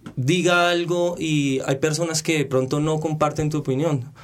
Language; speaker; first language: Spanish; native; Spanish